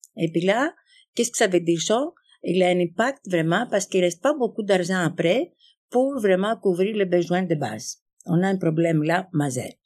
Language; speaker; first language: French; non-native, fluent; Greek